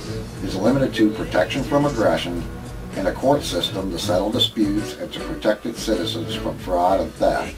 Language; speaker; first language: English; native; English